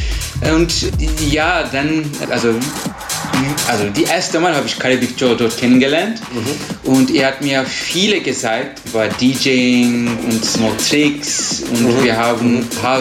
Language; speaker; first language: German; non-native, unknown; Turkish